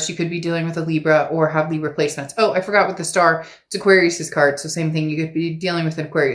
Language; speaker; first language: English; native; English